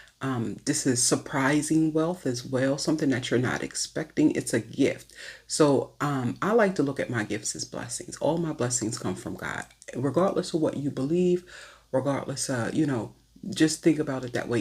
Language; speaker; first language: English; native; English